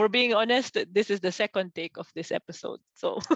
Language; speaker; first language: English; non-native, local second language; Filipino